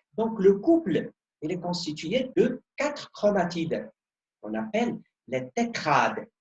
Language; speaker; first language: French; non-native, local second language; Arabic